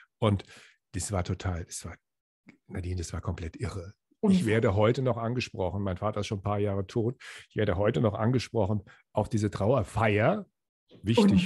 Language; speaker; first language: German; native; German